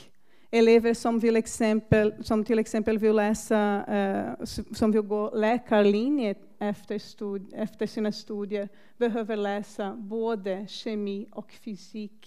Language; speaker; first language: Swedish; non-native, fluent; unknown